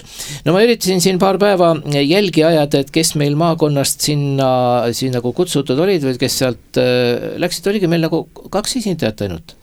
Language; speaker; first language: Estonian; native; Estonian